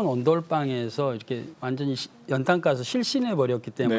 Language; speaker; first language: Korean; native; Korean